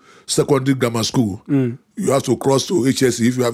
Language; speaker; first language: English; non-native, local second language; Yoruba